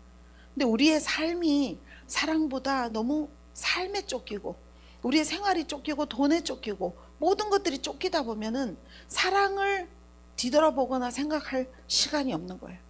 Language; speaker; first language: Korean; native; Korean